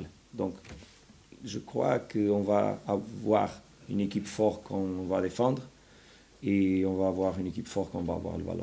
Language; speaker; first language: French; non-native, fluent; Portuguese